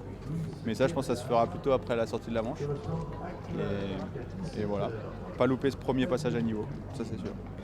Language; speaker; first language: French; native; French